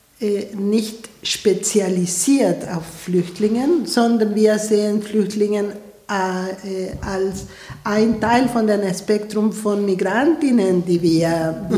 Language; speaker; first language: German; non-native, fluent; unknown